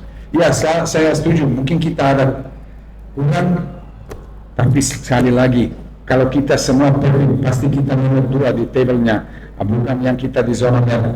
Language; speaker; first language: Indonesian; non-native, fluent; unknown